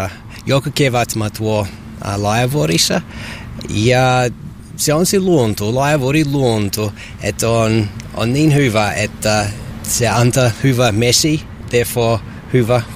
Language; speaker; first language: Finnish; non-native, learner; English